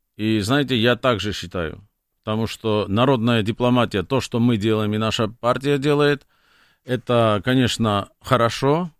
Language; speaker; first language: Russian; non-native, local second language; Georgian